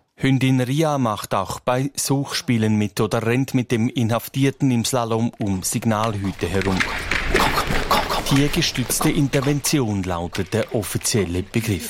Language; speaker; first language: German; native; German